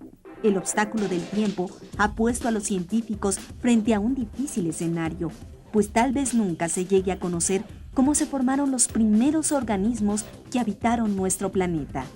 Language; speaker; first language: Spanish; native; Spanish